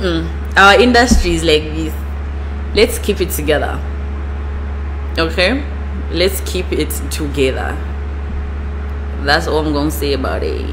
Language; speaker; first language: English; non-native, local second language; Bemba